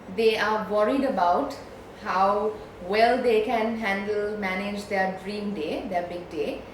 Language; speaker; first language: English; non-native, local second language; Sinhala